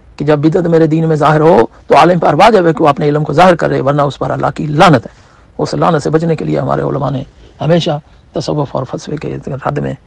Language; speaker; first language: Urdu; native; Urdu